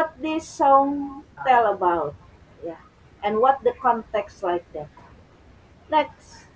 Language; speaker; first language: English; non-native, learner; Indonesian